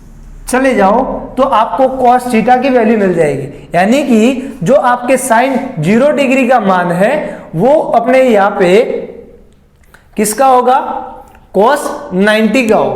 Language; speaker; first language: Hindi; native; Hindi